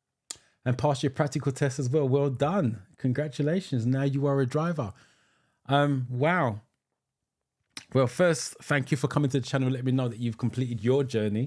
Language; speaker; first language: English; native; English